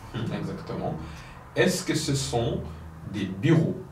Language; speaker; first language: French; non-native, local second language; Kinyarwanda